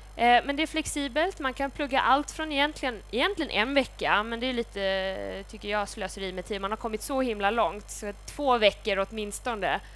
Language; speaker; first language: Swedish; native; Swedish